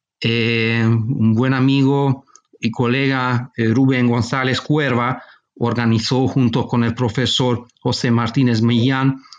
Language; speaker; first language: Spanish; non-native, fluent; Hungarian